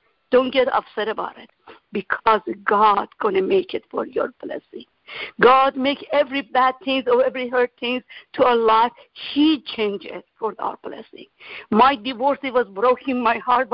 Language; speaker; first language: English; non-native, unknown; Persian